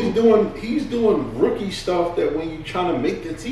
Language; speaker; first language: English; native; English